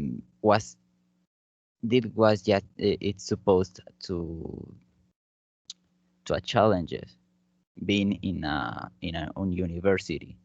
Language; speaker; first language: English; non-native, learner; Spanish